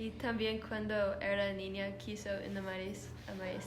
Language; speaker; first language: Spanish; non-native, learner; English